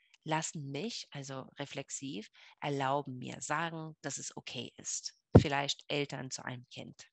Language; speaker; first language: German; non-native, fluent; English